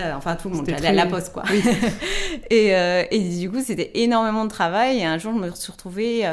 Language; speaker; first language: French; native; French